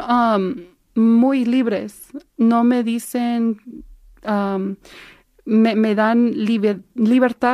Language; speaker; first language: Spanish; early bilingual, heritage; Spanish